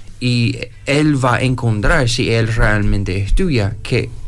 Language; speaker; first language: Spanish; non-native, fluent; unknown